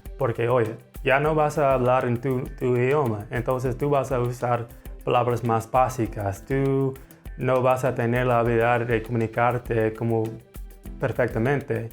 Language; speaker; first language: Spanish; non-native, fluent; English